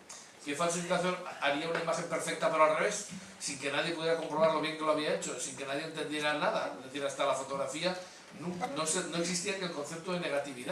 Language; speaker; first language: Spanish; native; Spanish